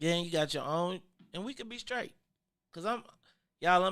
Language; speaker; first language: English; native; English